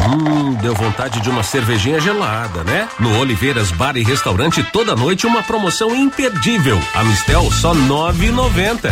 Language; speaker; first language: Portuguese; native; Portuguese